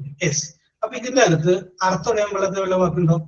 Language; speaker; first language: Malayalam; native; Malayalam